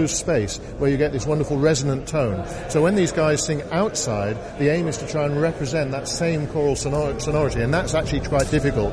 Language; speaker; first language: English; native; English